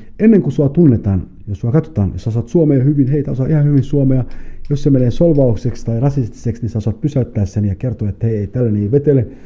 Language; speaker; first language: Finnish; early bilingual, other home language; Somali